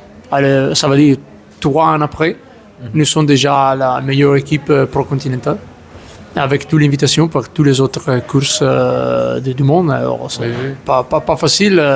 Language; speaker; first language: French; non-native, learner; Italian